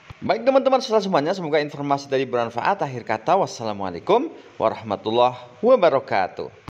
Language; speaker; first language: Indonesian; native; Indonesian